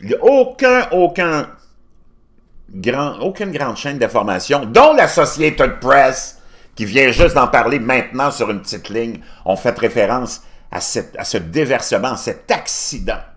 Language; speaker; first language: French; native; French